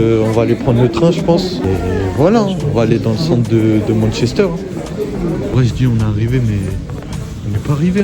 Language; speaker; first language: French; native; French